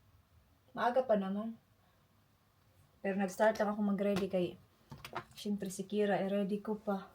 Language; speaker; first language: Filipino; native; Filipino